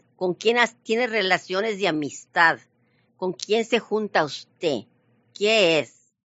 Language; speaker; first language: Spanish; early bilingual, heritage; Spanish